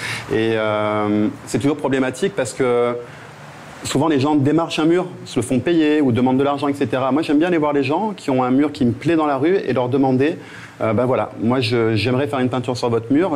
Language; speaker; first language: French; native; French